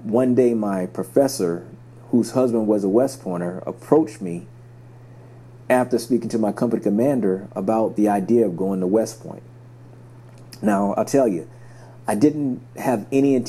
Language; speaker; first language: English; native; English